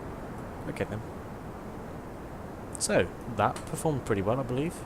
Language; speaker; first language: English; native; English